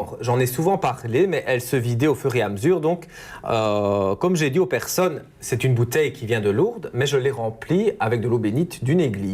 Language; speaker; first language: French; native; French